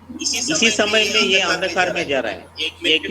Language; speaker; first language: Hindi; non-native, local second language; Telugu